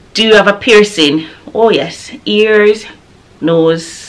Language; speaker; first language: English; non-native, local second language; Jamaican Creole English